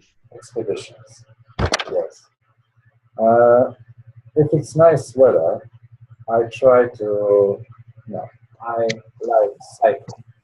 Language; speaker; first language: English; non-native, learner; Polish